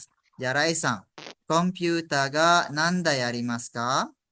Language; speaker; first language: Japanese; non-native, fluent; Malay